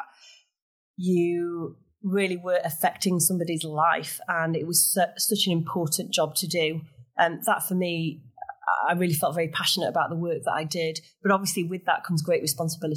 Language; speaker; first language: English; native; English